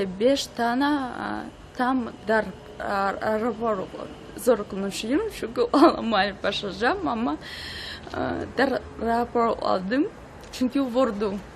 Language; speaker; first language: Turkish; non-native, learner; Russian